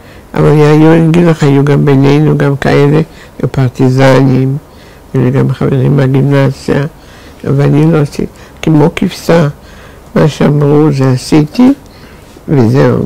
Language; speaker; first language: Hebrew; non-native, fluent; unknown